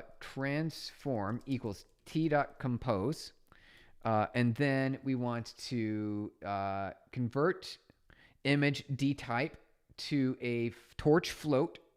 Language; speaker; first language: English; native; English